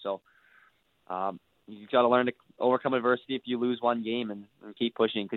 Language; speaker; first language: English; native; English